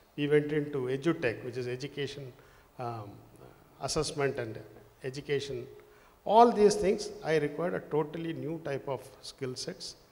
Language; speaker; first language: English; non-native, local second language; Tamil